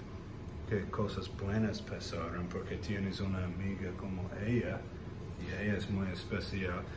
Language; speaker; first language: Spanish; non-native, learner; English